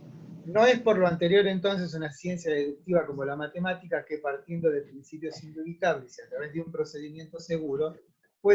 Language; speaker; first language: Spanish; native; Spanish